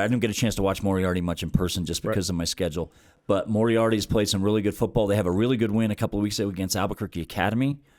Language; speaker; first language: English; native; English